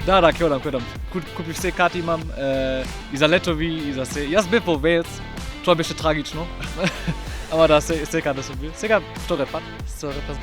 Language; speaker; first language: Macedonian; non-native, learner; German